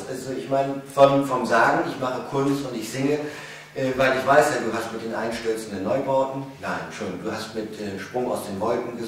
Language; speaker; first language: German; native; German